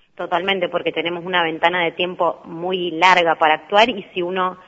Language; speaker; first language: Spanish; native; Spanish